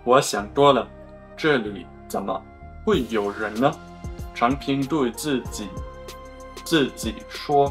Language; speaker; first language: Chinese; non-native, learner; German